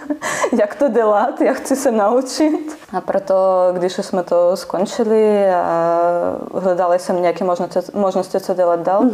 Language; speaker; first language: Czech; non-native, learner; Russian